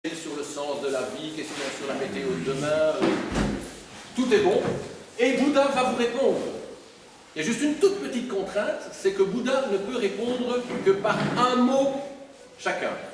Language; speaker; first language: French; native; French